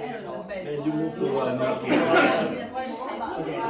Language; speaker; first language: English; non-native, learner; Spanish